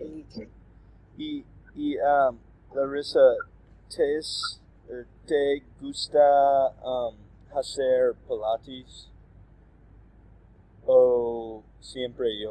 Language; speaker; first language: Spanish; non-native, learner; English